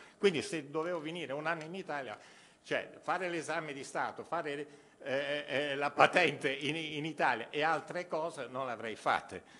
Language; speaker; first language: Italian; early bilingual, heritage; Italian